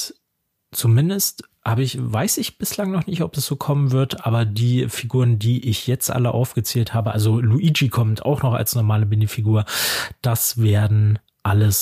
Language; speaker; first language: German; native; German